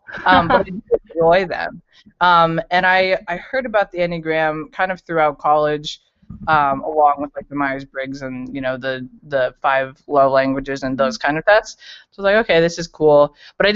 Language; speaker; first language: English; native; English